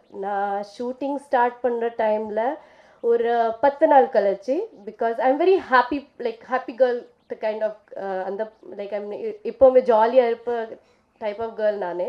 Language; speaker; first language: Tamil; non-native, fluent; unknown